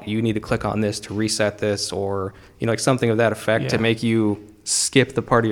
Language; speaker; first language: English; native; English